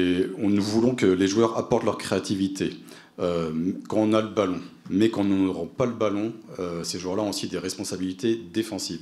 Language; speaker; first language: French; native; French